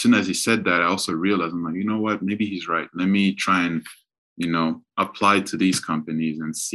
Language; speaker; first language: English; non-native, local second language; Kinyarwanda